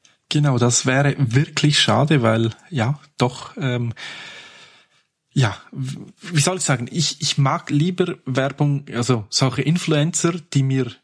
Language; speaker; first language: German; native; German